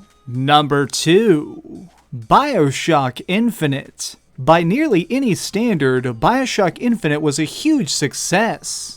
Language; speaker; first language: English; native; English